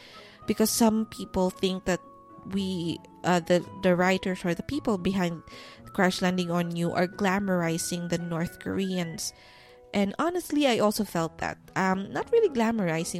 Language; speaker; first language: English; non-native, local second language; Filipino